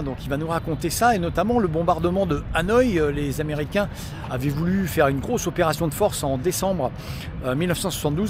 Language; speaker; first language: French; native; French